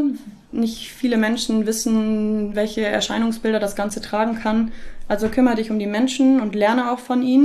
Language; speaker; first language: German; native; German